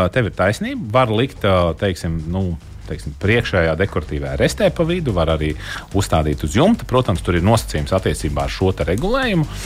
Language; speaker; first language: Latvian; native; Latvian